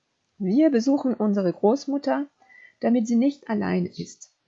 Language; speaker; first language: German; non-native, fluent; French